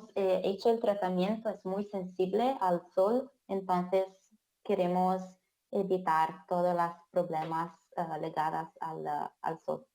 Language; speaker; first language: Spanish; non-native, fluent; Italian